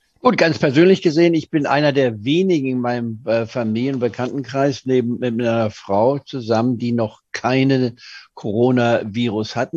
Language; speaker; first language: German; native; German